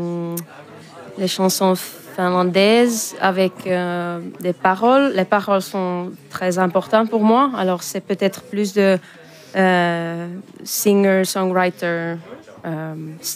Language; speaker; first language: French; non-native, fluent; Finnish